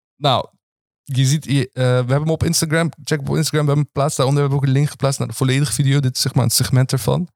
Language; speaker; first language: Dutch; early bilingual, other home language; Arabic